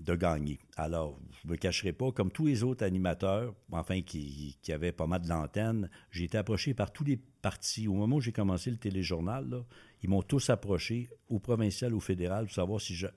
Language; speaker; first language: French; native; French